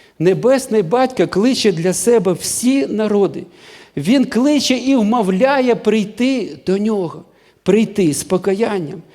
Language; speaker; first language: Ukrainian; non-native, local second language; Russian